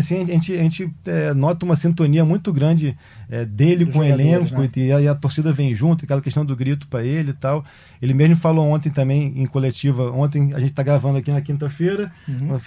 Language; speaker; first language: Portuguese; native; Portuguese